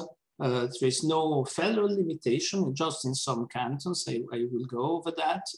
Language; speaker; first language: English; non-native, fluent; Italian